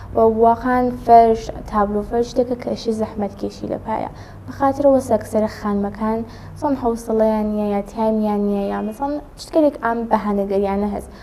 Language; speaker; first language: Central Kurdish; native; Central Kurdish